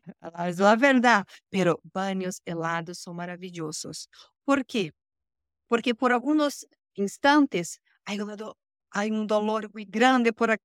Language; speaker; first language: Spanish; non-native, learner; Portuguese